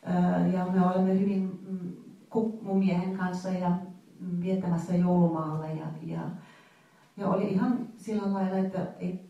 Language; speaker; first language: Finnish; non-native, fluent; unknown